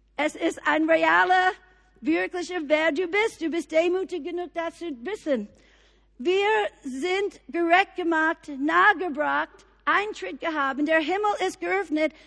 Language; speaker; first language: German; non-native, fluent; English